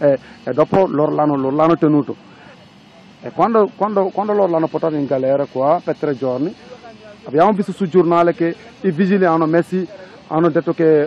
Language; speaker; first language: Italian; non-native, local second language; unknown